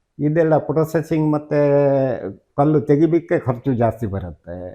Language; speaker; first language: Kannada; non-native, local second language; Konkani